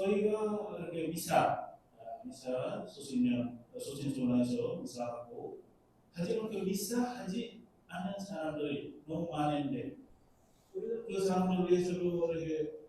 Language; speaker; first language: Korean; non-native, learner; Indonesian